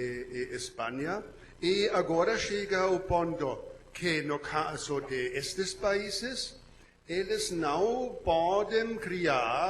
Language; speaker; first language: Portuguese; non-native, learner; German